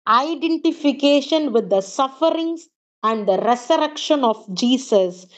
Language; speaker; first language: English; non-native, local second language; Tamil